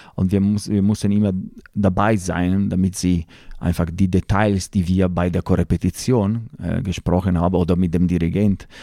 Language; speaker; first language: German; non-native, fluent; Italian